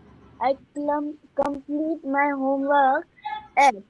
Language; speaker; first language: English; non-native, learner; Bangla